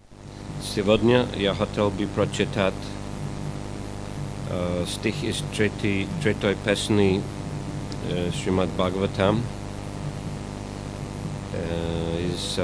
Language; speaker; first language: Russian; non-native, fluent; English